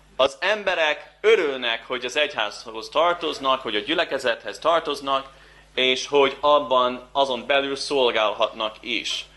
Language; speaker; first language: Hungarian; non-native, fluent; English